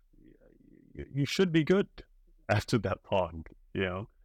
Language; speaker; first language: English; non-native, local second language; Yoruba